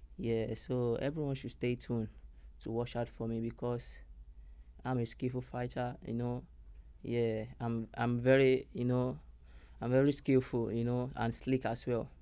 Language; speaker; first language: English; non-native, local second language; Yoruba